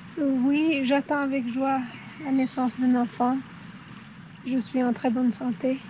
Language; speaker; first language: French; non-native, fluent; Persian